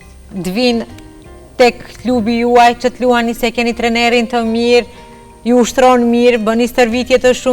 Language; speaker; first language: Albanian; native; Albanian